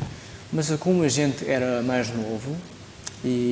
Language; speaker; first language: Portuguese; early bilingual, other home language; Chinese